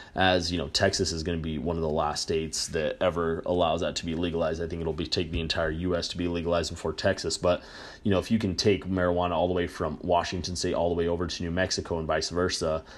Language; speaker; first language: English; native; English